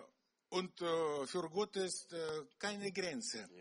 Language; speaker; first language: German; non-native, learner; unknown